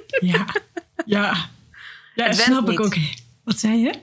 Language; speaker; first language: Dutch; native; Dutch